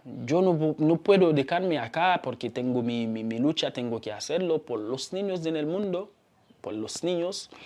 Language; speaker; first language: Spanish; non-native, learner; Haitian Creole